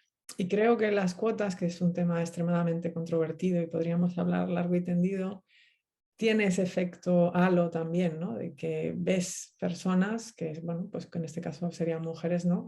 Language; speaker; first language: Spanish; native; Spanish